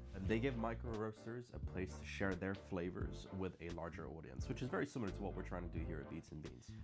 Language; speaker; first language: English; non-native, local second language; Filipino